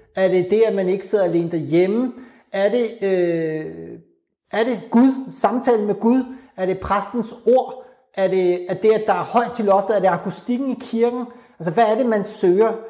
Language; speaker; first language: Danish; early bilingual, other home language; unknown